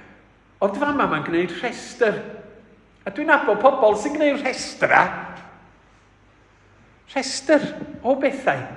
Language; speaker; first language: Welsh; native; Welsh